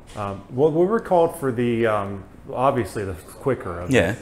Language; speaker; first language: English; native; English